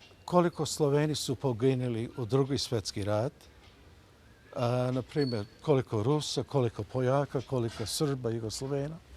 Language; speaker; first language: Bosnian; early bilingual, heritage; Bosnian